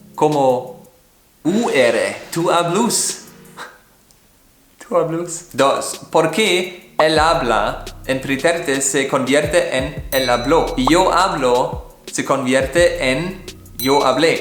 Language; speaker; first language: Spanish; non-native, fluent; German